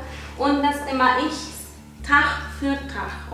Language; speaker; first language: German; non-native, fluent; Spanish